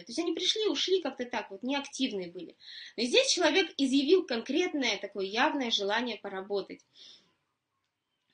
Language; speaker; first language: Russian; native; Russian